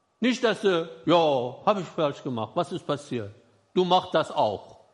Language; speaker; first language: German; non-native, learner; Persian